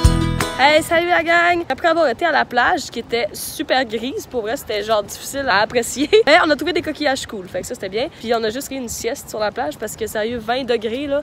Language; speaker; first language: French; native; French